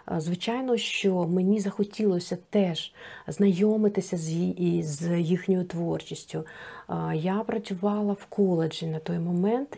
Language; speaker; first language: Ukrainian; non-native, local second language; Russian